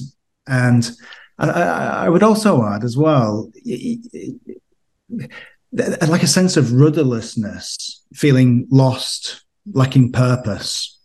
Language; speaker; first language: English; native; English